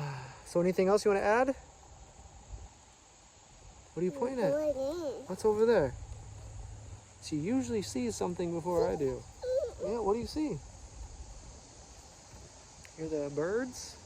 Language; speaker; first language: English; native; English